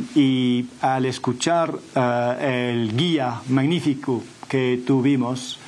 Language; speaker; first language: Spanish; non-native, fluent; English